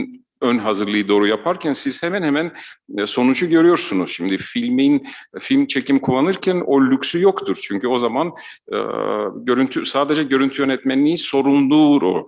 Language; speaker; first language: Turkish; non-native, fluent; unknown